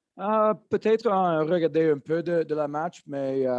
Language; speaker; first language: French; non-native, learner; English